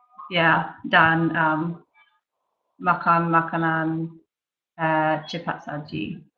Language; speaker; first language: Indonesian; non-native, learner; English